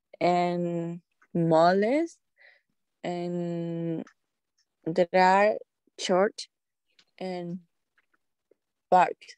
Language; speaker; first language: English; non-native, learner; Spanish